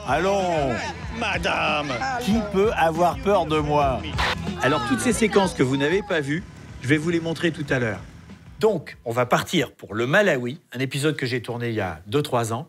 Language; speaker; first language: French; native; French